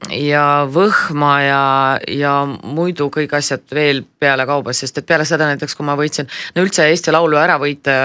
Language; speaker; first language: Estonian; non-native, fluent; Russian